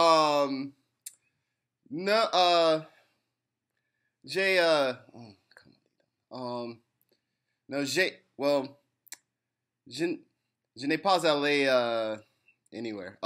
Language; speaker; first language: French; non-native, learner; English